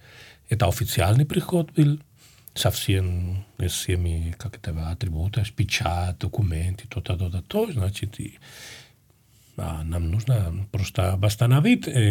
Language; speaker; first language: Russian; non-native, fluent; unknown